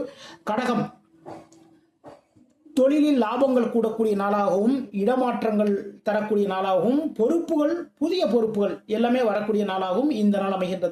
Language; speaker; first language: Tamil; native; Tamil